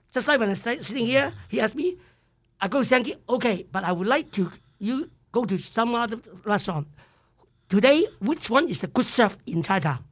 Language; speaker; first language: English; non-native, local second language; Cantonese